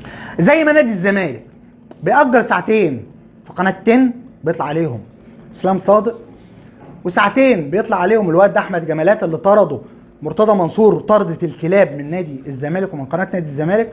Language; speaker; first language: Arabic; native; Arabic